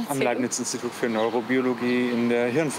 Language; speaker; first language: German; native; German